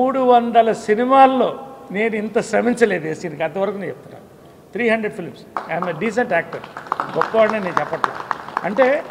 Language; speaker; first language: Telugu; native; Telugu